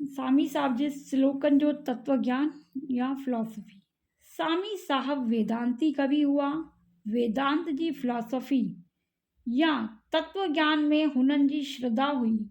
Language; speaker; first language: Sindhi; early bilingual, heritage; Sindhi